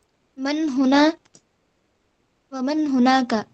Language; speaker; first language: Arabic; non-native, learner; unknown